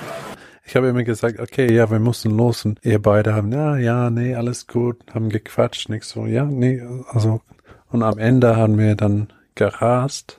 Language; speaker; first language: German; non-native, fluent; Bulgarian